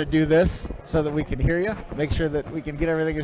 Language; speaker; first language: English; native; English